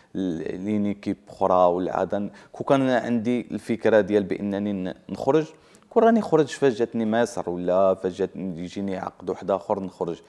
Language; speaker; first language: Arabic; native; Arabic